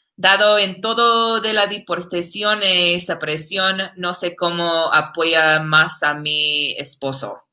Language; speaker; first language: Spanish; non-native, learner; English